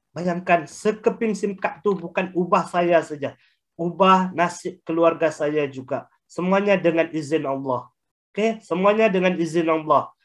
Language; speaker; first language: Malay; native; Malay